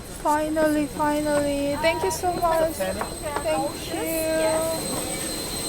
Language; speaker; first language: English; non-native, learner; Korean